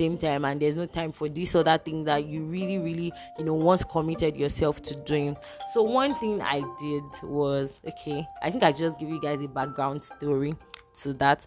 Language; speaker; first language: English; non-native, local second language; Yoruba